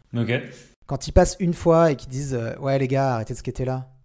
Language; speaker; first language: French; native; French